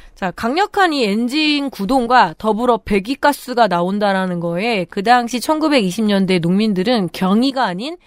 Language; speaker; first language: Korean; native; Korean